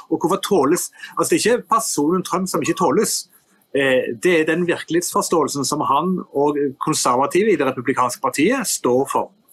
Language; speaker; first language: Norwegian; native; Norwegian